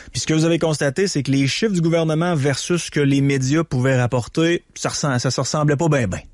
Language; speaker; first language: French; native; French